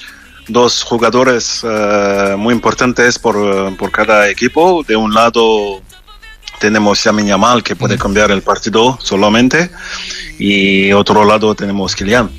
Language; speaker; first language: Spanish; non-native, fluent; French